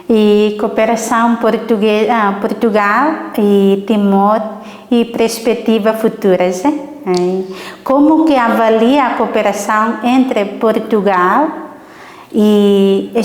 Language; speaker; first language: Portuguese; non-native, learner; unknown